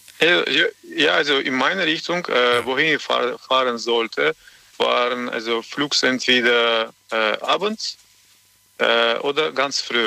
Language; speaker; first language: German; non-native, learner; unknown